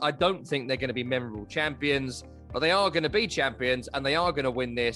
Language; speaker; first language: English; native; English